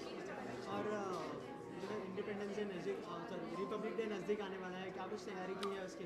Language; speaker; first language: Hindi; native; Hindi